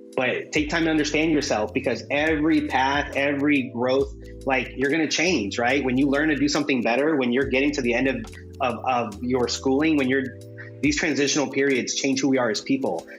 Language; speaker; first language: English; early bilingual, other home language; Spanish